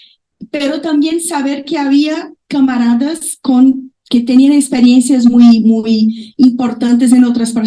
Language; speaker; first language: Spanish; non-native, fluent; Portuguese